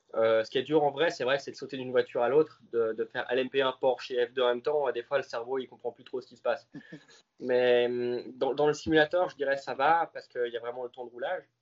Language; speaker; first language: French; native; French